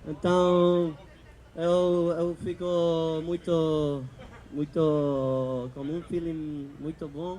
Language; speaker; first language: Portuguese; non-native, learner; Spanish